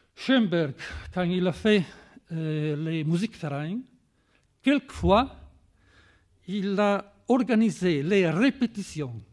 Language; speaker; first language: French; non-native, fluent; Italian